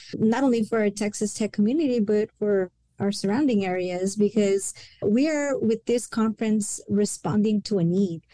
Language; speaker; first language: English; early bilingual, other home language; Spanish